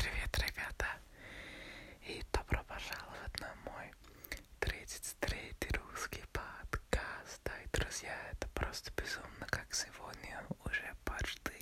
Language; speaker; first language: Russian; non-native, learner; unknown